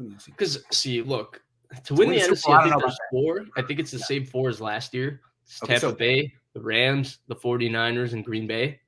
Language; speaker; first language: English; native; English